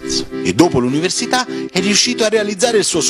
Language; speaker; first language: Italian; native; Italian